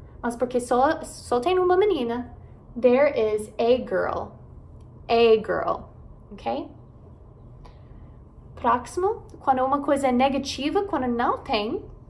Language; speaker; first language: Portuguese; non-native, fluent; English